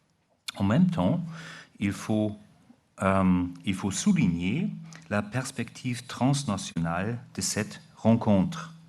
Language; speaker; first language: French; non-native, learner; German